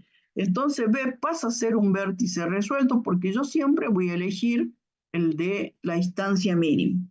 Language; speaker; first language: Spanish; native; Spanish